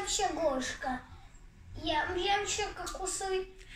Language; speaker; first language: Russian; early bilingual, heritage; Russian